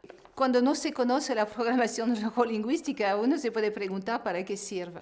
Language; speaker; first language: Spanish; non-native, fluent; French